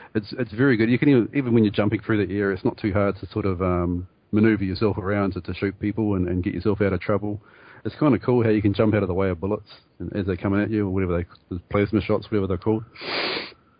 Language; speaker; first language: English; native; English